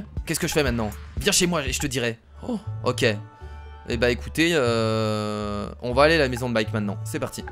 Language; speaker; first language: French; native; French